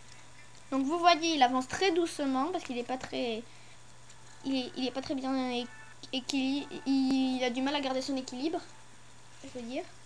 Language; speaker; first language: French; native; French